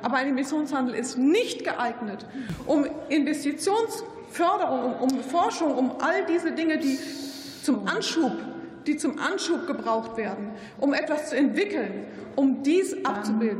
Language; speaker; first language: German; native; German